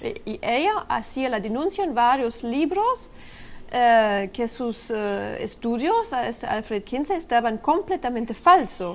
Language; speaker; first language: Spanish; non-native, learner; French